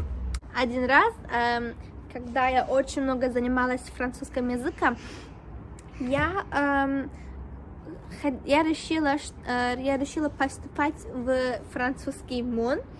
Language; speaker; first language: Russian; non-native, learner; Turkish